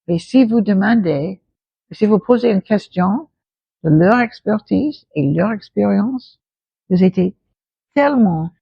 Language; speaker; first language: French; non-native, fluent; English